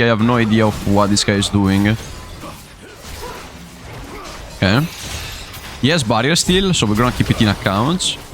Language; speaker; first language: English; non-native, fluent; Italian